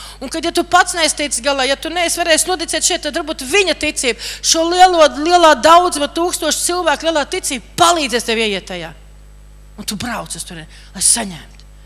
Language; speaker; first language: Latvian; native; Latvian